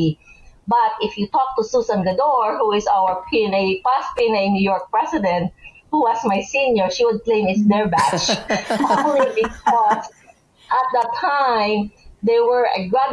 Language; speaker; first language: English; non-native, local second language; Hiligaynon